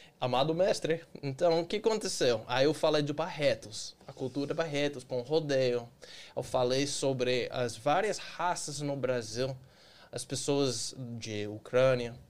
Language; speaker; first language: Portuguese; non-native, fluent; English